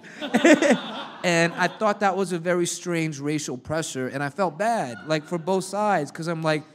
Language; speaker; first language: English; native; English